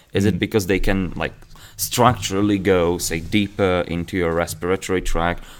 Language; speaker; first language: English; non-native, fluent; Slovak